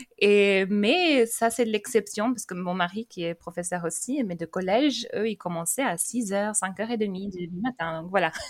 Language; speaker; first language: French; early bilingual, other home language; English